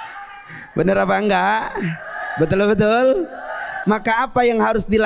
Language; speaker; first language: Indonesian; native; Indonesian